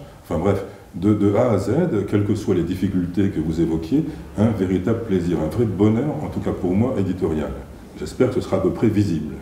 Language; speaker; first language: French; native; French